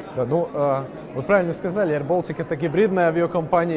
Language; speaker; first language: Russian; non-native, local second language; Latvian